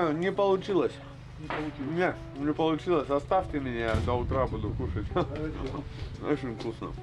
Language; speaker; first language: Russian; native; Russian